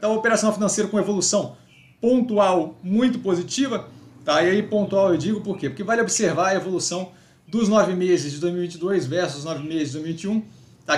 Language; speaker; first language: Portuguese; native; Portuguese